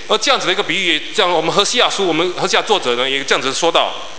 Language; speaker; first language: Chinese; native; Chinese